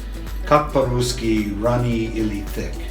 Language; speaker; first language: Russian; non-native, learner; English